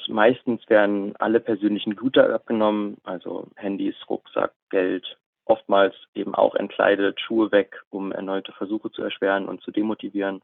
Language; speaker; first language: German; native; German